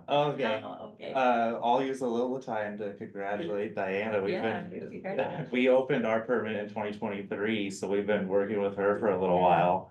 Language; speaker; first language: English; native; English